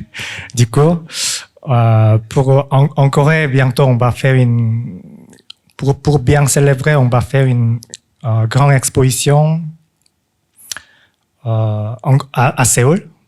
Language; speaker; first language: French; non-native, fluent; Korean